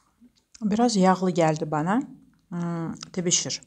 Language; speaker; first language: Turkish; non-native, learner; Russian